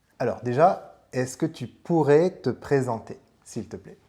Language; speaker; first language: French; native; French